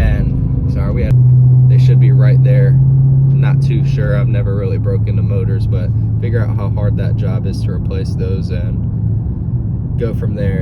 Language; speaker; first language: English; native; English